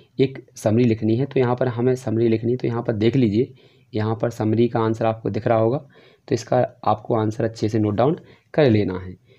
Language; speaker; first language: Hindi; native; Hindi